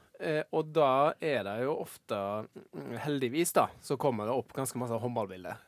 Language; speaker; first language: Norwegian; native; Norwegian